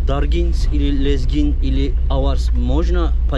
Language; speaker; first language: Russian; non-native, learner; Turkish